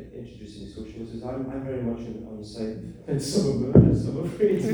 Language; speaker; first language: English; native; English